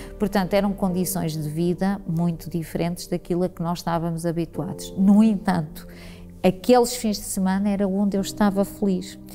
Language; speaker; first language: Portuguese; native; Portuguese